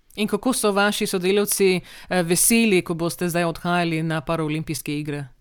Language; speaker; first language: Slovenian; early bilingual, heritage; Slovenian